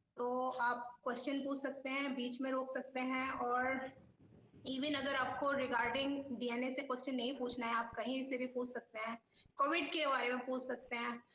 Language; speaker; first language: Hindi; native; Hindi